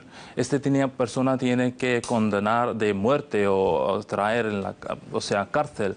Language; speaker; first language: Spanish; non-native, fluent; Urdu